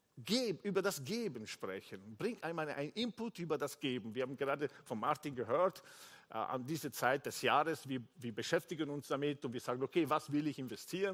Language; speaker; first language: German; non-native, fluent; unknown